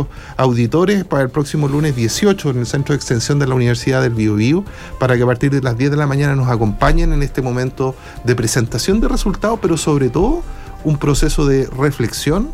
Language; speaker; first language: Spanish; native; Spanish